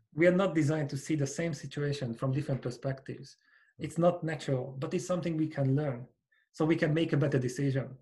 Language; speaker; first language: English; non-native, fluent; Hungarian